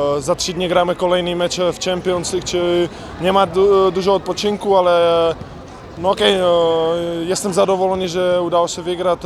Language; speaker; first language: Polish; non-native, fluent; Ukrainian